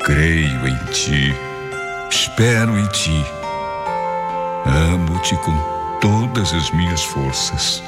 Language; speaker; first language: Portuguese; native; Portuguese